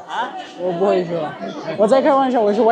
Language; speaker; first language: Chinese; non-native, learner; Amharic